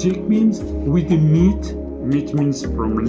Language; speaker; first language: English; non-native, learner; Persian